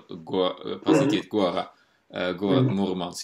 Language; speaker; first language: Russian; non-native, fluent; Norwegian